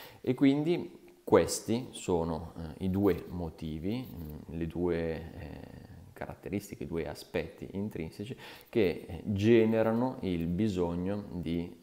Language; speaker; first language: Italian; native; Italian